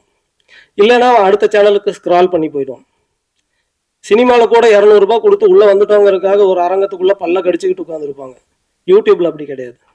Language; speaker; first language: Tamil; native; Tamil